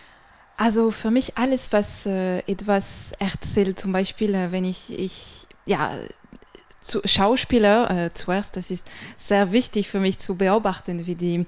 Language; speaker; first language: German; non-native, fluent; French